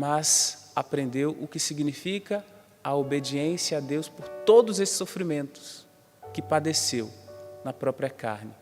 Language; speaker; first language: Portuguese; native; Portuguese